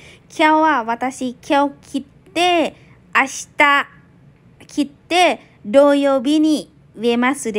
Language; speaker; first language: Japanese; non-native, learner; Thai